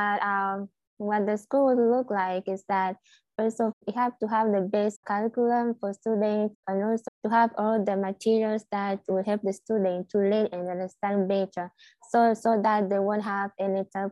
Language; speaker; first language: English; non-native, local second language; Swahili